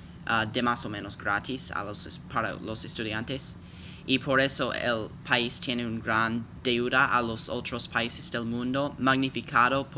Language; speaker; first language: Spanish; non-native, fluent; English